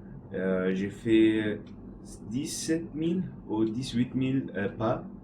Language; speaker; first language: French; non-native, learner; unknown